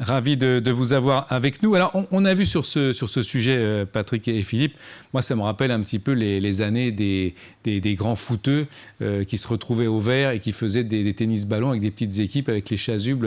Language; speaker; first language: French; native; French